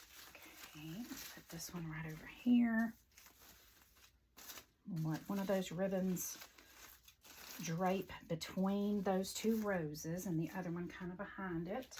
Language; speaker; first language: English; native; English